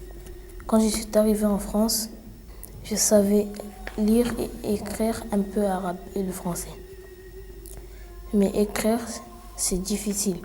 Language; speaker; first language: French; non-native, learner; Arabic